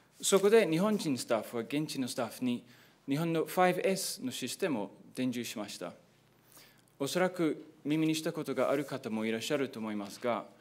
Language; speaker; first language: Japanese; non-native, fluent; English